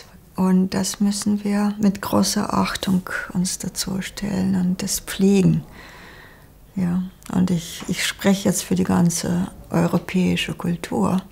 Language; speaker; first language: German; non-native, fluent; Russian